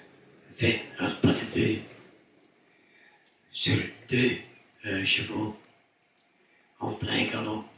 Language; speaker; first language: French; non-native, fluent; Dutch